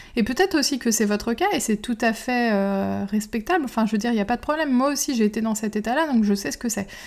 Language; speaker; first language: French; native; French